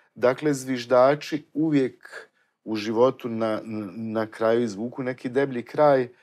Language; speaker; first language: Croatian; native; Croatian